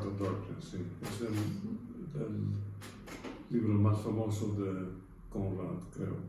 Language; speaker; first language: Spanish; non-native, fluent; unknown